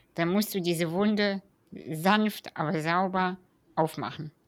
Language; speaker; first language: German; early bilingual, other home language; Russian